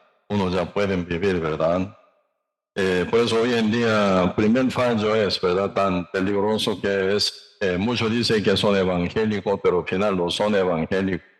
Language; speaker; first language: Spanish; non-native, learner; Korean